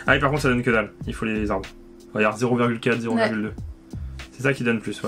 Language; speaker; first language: French; native; French